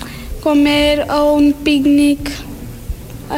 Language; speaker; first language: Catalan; non-native, learner; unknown